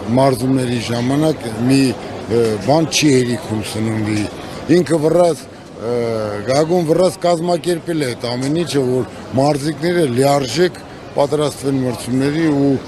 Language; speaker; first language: Armenian; native; Armenian